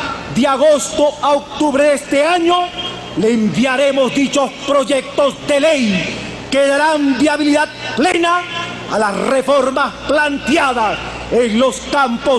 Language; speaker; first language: Spanish; native; Spanish